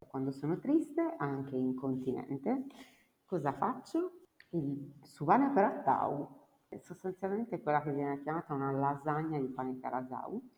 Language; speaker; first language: Italian; native; Italian